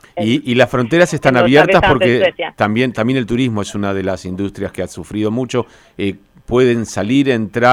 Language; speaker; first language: Spanish; native; Spanish